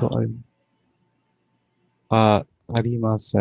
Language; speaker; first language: Japanese; non-native, learner; English